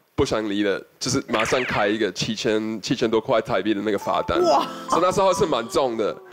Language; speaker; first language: Chinese; non-native, fluent; English